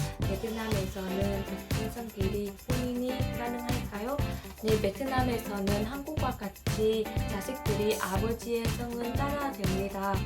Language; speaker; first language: Korean; non-native, learner; Vietnamese